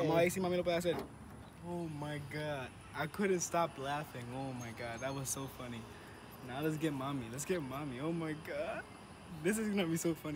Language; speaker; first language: English; early bilingual, other home language; Spanish